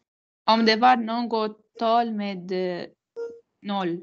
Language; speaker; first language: Swedish; non-native, learner; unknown